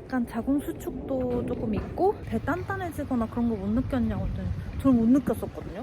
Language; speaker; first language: Korean; native; Korean